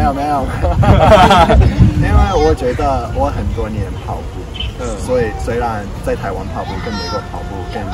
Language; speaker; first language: Chinese; non-native, fluent; English